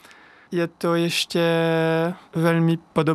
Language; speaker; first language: Czech; non-native, fluent; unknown